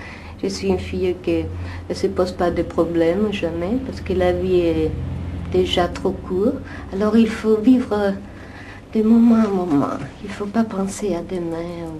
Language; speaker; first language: French; non-native, fluent; Italian